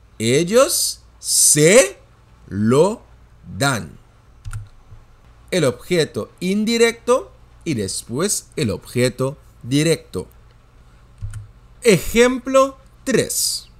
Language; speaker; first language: Spanish; non-native, fluent; Dutch